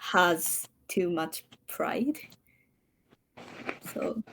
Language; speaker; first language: English; non-native, learner; Japanese